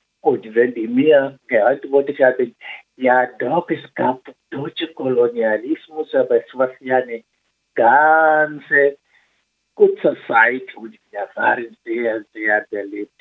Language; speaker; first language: German; non-native, learner; Swahili